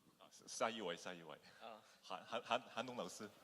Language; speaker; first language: Chinese; non-native, local second language; Cantonese